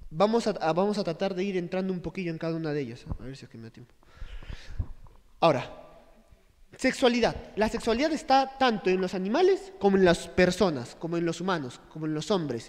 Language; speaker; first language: Spanish; native; Spanish